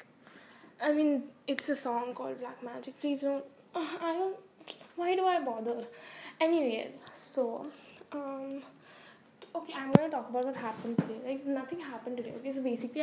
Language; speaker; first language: English; non-native, local second language; Hindi